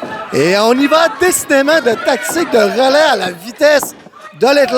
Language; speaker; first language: French; native; French